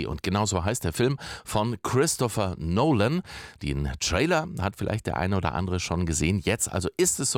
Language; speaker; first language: German; native; German